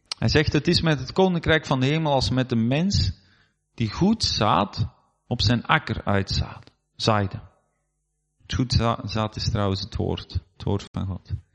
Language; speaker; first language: Dutch; native; Dutch